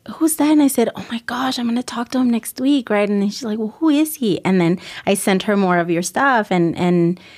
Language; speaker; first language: English; early bilingual, other home language; Spanish